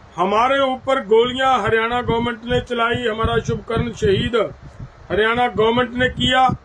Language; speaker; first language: Hindi; native; Hindi